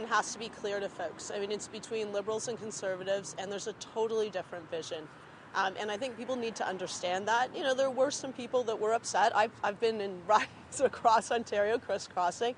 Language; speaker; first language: English; native; English